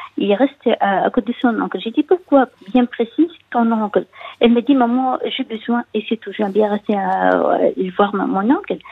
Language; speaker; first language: French; non-native, local second language; Arabic